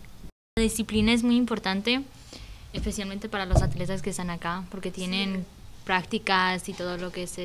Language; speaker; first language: Spanish; early bilingual, heritage; Spanish